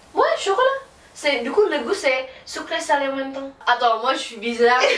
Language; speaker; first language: French; non-native, learner; Indonesian